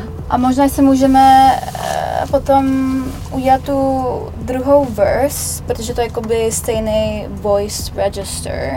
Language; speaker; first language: Czech; early bilingual, heritage; Czech